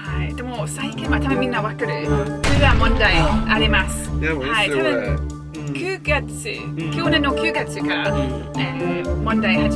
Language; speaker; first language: Japanese; non-native, learner; English